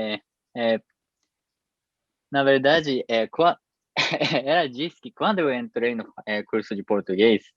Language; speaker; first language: Portuguese; non-native, fluent; Japanese